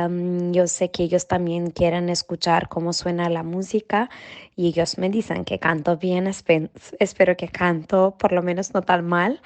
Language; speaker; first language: Spanish; non-native, fluent; Macedonian